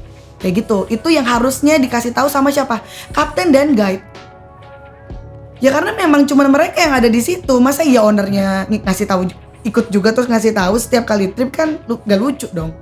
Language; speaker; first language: Indonesian; native; Indonesian